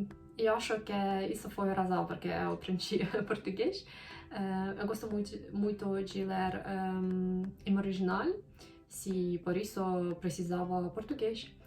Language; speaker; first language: Portuguese; non-native, learner; Ukrainian